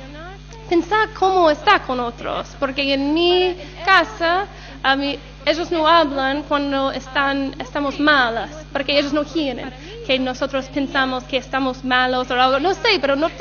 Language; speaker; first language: Spanish; non-native, learner; English